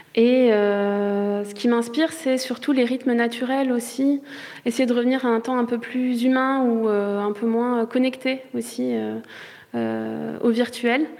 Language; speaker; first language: French; native; French